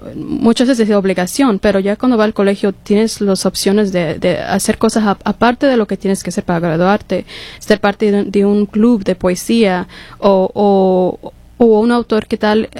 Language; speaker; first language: Spanish; early bilingual, heritage; English